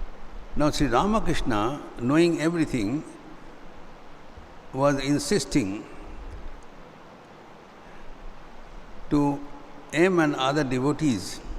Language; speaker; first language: English; non-native, local second language; Hindi